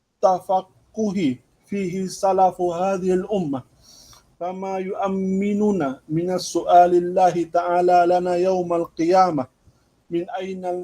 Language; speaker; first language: Arabic; non-native, fluent; Malay